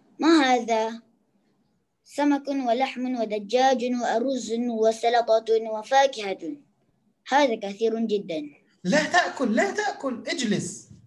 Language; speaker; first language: Arabic; non-native, learner; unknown